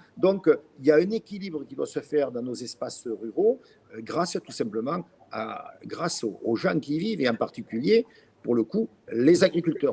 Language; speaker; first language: French; native; French